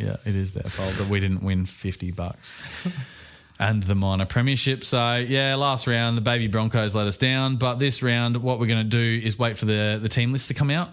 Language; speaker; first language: English; native; English